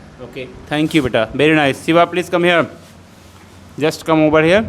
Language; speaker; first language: English; non-native, learner; Hindi